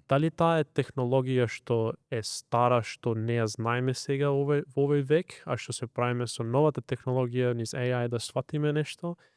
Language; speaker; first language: Macedonian; early bilingual, heritage; Macedonian